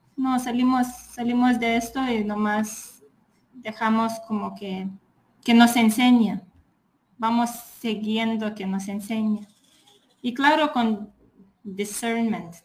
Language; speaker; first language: Spanish; non-native, fluent; Lithuanian